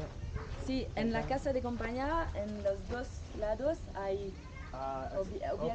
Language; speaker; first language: Spanish; non-native, learner; French